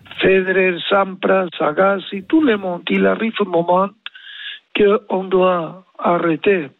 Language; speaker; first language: French; non-native, learner; Spanish